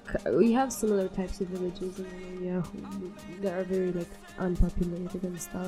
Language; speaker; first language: English; non-native, fluent; Romanian